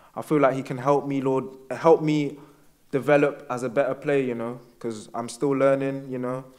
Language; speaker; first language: English; native; English